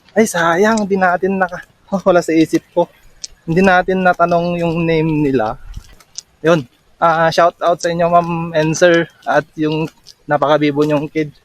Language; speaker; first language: Filipino; non-native, local second language; Iloko